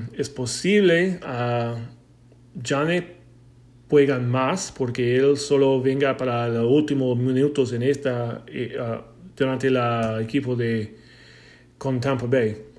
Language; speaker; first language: Spanish; non-native, learner; English